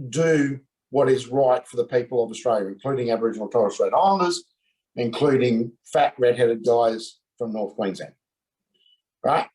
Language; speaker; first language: English; native; English